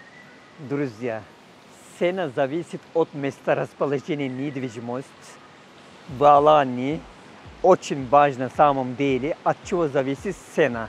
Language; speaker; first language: Russian; non-native, fluent; Turkish